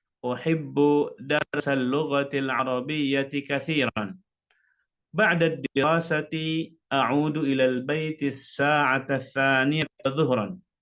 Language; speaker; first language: Arabic; non-native, fluent; Indonesian